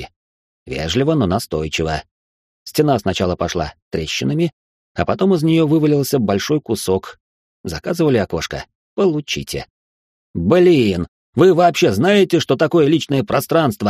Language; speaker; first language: Russian; native; Russian